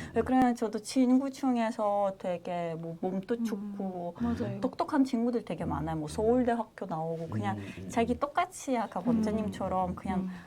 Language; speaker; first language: Korean; non-native, fluent; Russian